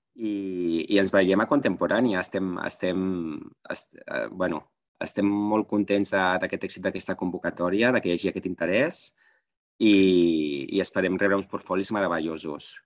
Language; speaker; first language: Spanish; non-native, local second language; Catalan